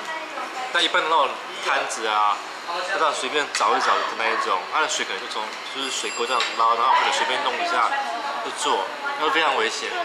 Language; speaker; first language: Chinese; native; Chinese